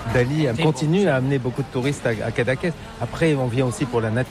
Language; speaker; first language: French; native; French